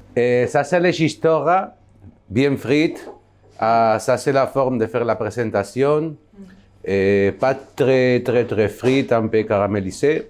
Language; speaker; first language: French; non-native, learner; Basque